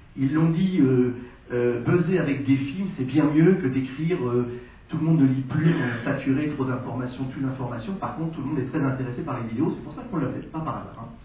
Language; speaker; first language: French; native; French